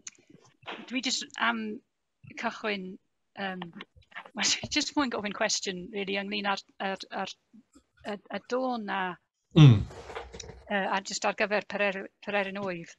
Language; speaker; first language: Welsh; non-native, fluent; English